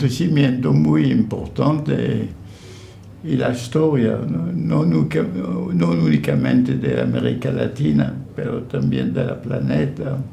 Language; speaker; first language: Spanish; non-native, fluent; French